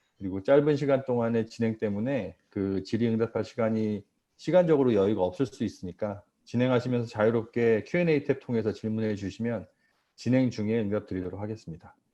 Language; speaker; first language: Korean; native; Korean